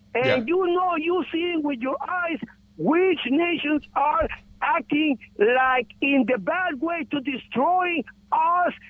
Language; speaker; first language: English; non-native, learner; Spanish